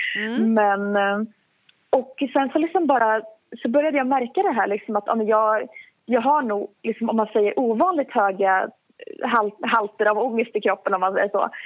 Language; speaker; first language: Swedish; native; Swedish